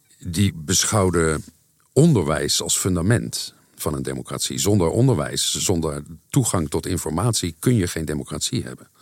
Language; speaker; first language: Dutch; native; Dutch